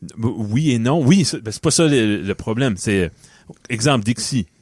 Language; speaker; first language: French; native; French